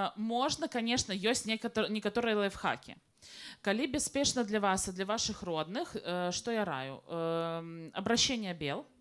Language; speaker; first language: Belarusian; native; Belarusian